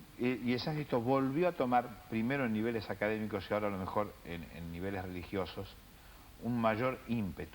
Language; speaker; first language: Spanish; native; Spanish